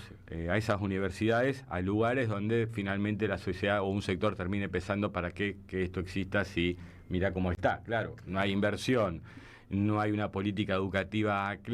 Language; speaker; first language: Spanish; native; Spanish